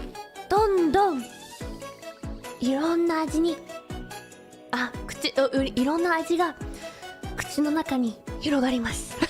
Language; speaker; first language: Japanese; non-native, learner; English